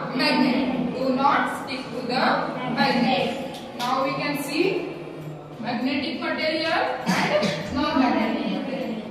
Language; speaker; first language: English; non-native, local second language; Marathi